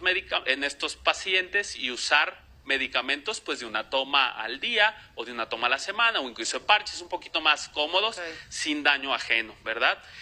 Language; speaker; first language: Spanish; native; Spanish